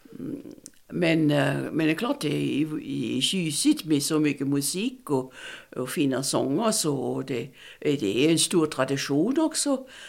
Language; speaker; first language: Swedish; non-native, fluent; German